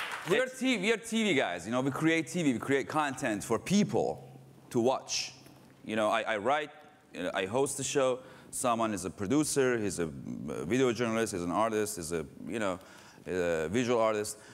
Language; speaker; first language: English; non-native, fluent; Persian